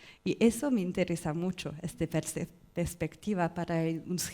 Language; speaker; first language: Spanish; non-native, learner; French